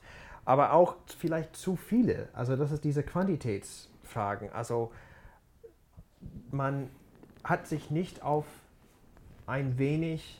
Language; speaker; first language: German; non-native, fluent; English